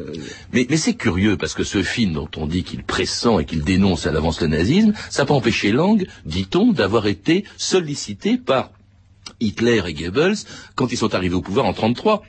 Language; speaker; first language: French; native; French